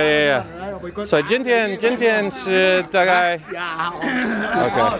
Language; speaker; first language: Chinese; non-native, learner; English